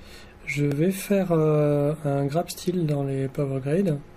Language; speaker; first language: French; native; French